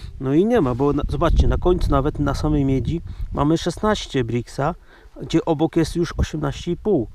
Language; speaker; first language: Polish; native; Polish